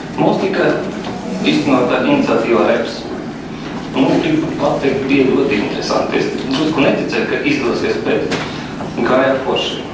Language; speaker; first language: Latvian; non-native, local second language; Russian